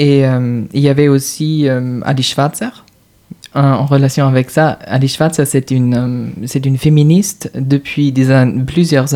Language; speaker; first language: French; non-native, fluent; German